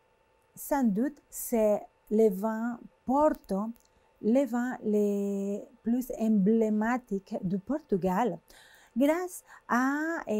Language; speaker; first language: French; non-native, fluent; Spanish